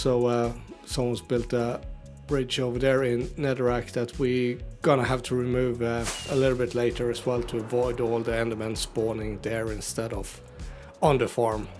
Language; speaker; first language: English; native; English